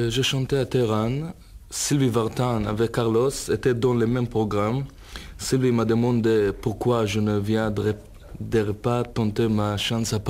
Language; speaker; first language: French; non-native, learner; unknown